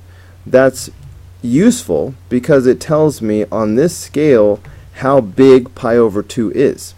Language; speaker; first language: English; native; English